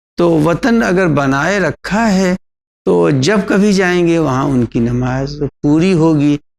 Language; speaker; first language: Urdu; native; Urdu